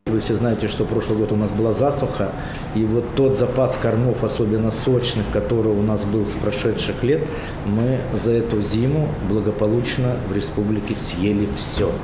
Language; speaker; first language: Russian; native; Russian